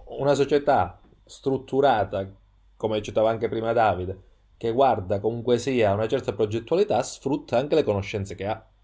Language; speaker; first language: Italian; native; Italian